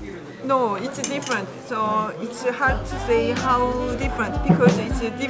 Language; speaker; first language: English; non-native, learner; Korean